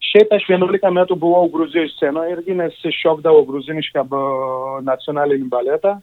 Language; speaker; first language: Lithuanian; non-native, fluent; Georgian